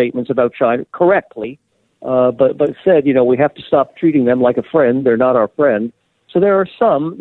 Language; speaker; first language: English; native; English